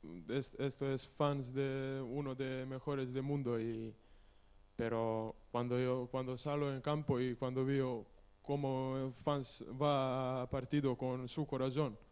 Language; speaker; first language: Spanish; non-native, learner; Serbian